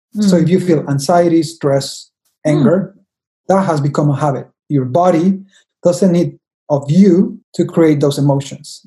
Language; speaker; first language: English; non-native, fluent; Spanish